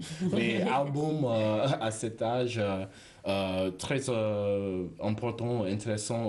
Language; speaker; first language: French; non-native, learner; English